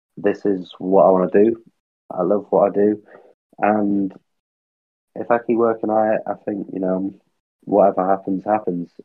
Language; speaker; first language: English; native; English